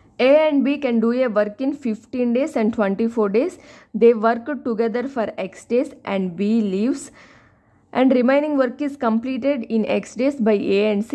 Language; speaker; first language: English; non-native, local second language; Telugu